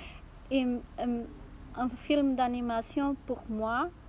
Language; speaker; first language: French; non-native, fluent; Portuguese